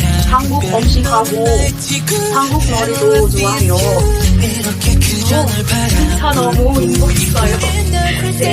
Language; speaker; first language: Korean; non-native, learner; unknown